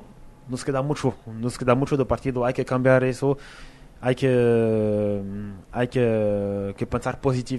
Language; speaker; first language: Spanish; non-native, fluent; French